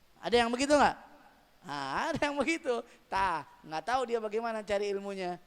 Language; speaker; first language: Indonesian; native; Indonesian